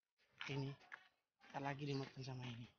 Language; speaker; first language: Indonesian; native; Indonesian